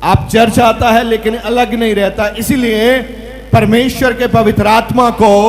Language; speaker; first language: Hindi; non-native, local second language; Punjabi